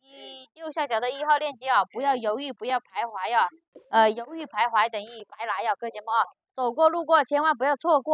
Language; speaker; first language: Chinese; native; Chinese